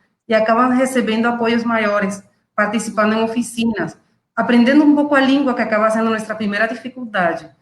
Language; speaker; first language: Portuguese; non-native, fluent; Spanish